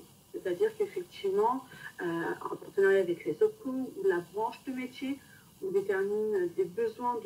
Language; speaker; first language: French; native; French